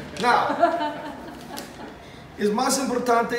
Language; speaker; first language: Spanish; non-native, learner; English